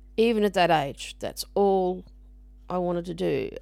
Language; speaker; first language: English; native; English